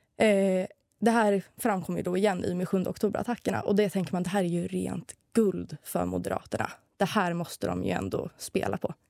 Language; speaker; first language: Swedish; native; Swedish